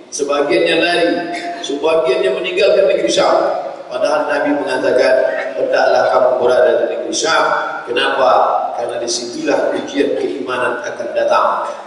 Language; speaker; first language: Malay; native; Malay